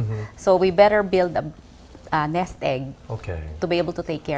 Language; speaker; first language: English; non-native, local second language; Filipino